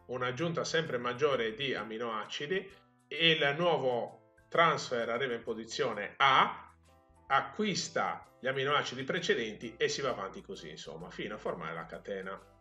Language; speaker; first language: Italian; native; Italian